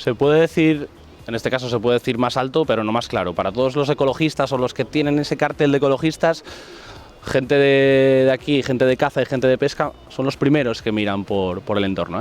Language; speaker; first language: Spanish; native; Spanish